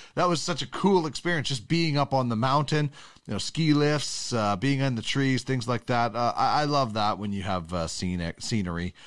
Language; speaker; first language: English; native; English